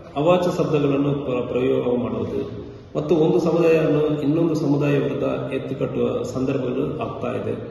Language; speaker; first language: Kannada; native; Kannada